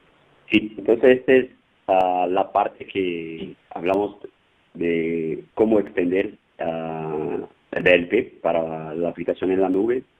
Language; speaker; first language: Spanish; non-native, fluent; Portuguese